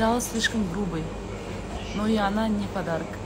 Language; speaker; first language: Russian; non-native, local second language; Kazakh